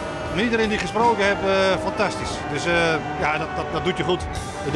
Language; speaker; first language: Dutch; native; Dutch